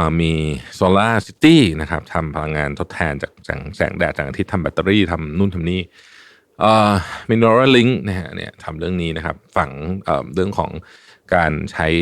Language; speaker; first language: Thai; native; Thai